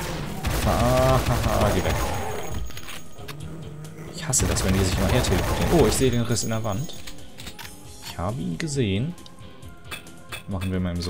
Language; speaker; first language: German; native; German